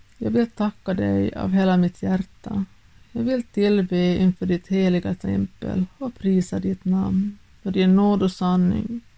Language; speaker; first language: Swedish; native; Swedish